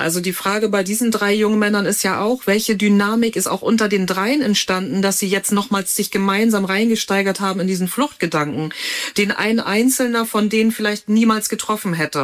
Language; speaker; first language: German; native; German